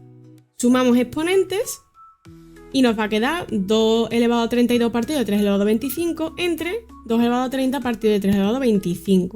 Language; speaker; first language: Spanish; native; Spanish